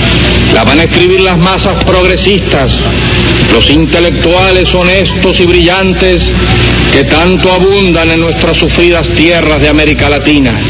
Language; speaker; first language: Spanish; native; Spanish